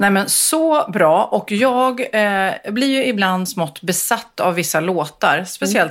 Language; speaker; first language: Swedish; native; Swedish